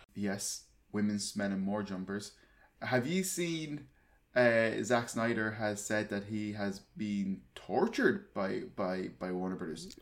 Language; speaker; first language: English; native; English